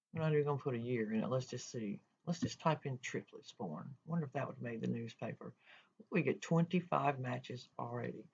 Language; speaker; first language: English; native; English